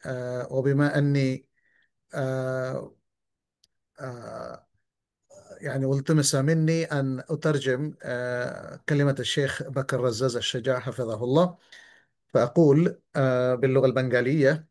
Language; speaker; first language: Arabic; non-native, fluent; Bangla